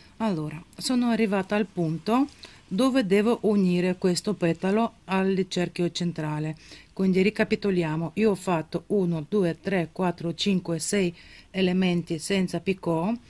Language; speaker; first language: Italian; non-native, fluent; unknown